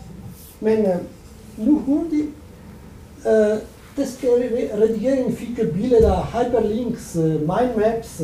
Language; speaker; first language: German; non-native, learner; Italian